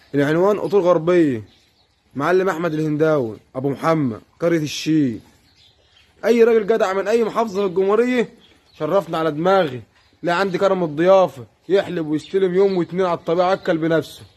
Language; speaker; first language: Arabic; native; Arabic